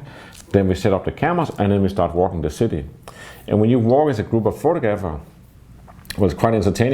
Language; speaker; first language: English; non-native, fluent; Danish